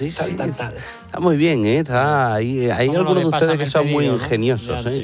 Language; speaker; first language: Spanish; native; Spanish